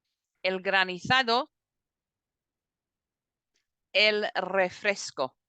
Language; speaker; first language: Spanish; non-native, fluent; English